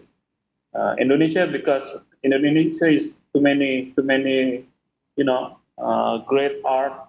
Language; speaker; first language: English; non-native, fluent; Indonesian